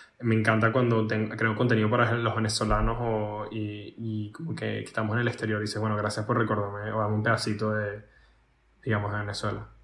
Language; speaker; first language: Spanish; native; Spanish